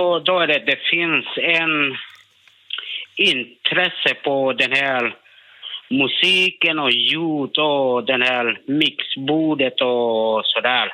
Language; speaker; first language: Swedish; non-native, learner; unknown